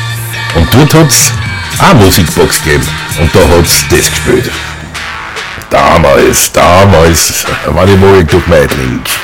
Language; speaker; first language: German; native; German